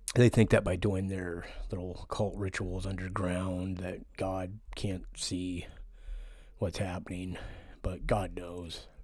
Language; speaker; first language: English; native; English